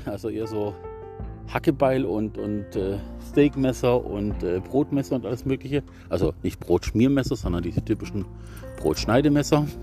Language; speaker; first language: German; native; German